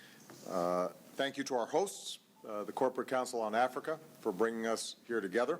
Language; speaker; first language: English; native; English